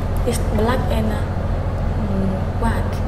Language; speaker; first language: English; non-native, learner; Vietnamese